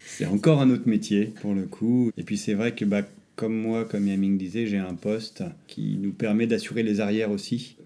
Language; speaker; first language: French; native; French